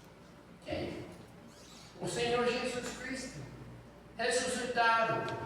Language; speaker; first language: Portuguese; non-native, fluent; English